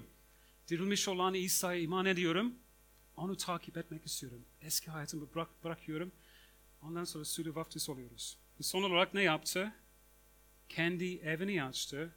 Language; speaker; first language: Turkish; non-native, fluent; English